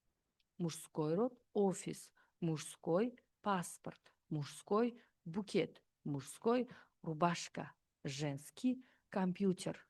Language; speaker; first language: Russian; non-native, fluent; Uzbek